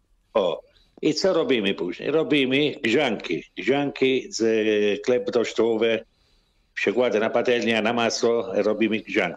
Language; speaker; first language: Polish; non-native, learner; Italian